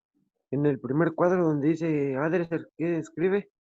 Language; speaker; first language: Spanish; native; Spanish